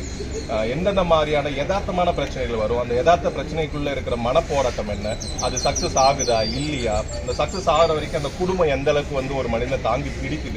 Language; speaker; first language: Tamil; native; Tamil